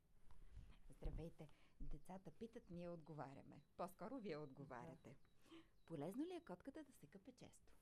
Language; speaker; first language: Bulgarian; native; Bulgarian